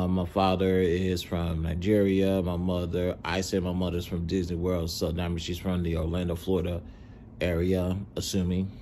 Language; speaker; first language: English; native; English